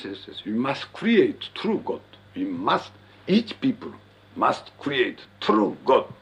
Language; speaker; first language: English; non-native, learner; Japanese